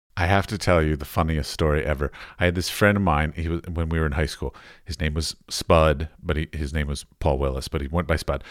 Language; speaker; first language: English; native; English